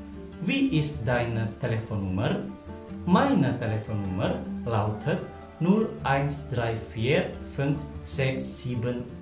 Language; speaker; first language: German; non-native, fluent; Indonesian